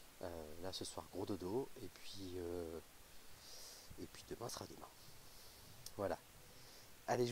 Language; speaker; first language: French; native; French